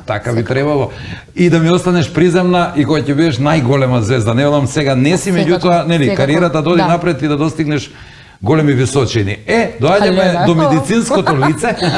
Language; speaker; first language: Macedonian; native; Macedonian